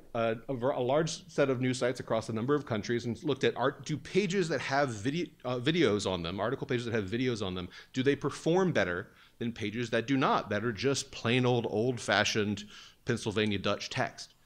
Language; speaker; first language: English; native; English